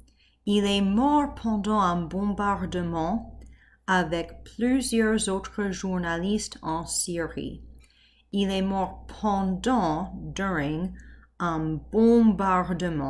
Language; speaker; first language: French; non-native, fluent; English